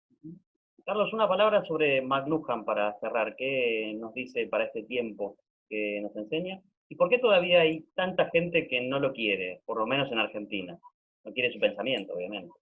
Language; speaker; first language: Spanish; native; Spanish